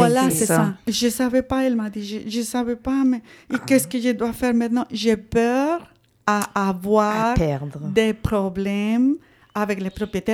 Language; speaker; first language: French; non-native, fluent; Spanish